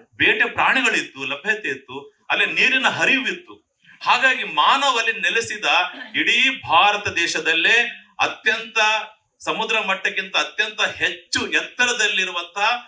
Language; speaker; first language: Kannada; native; Kannada